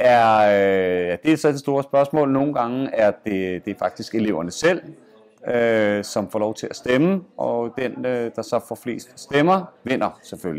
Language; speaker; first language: Danish; native; Danish